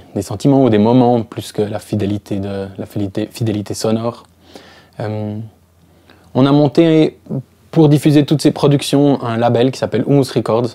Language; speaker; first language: French; native; French